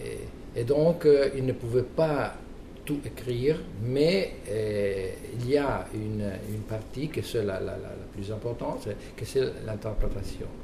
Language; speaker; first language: French; non-native, fluent; Italian